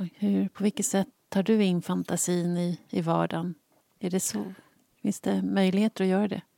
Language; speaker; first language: Swedish; native; Swedish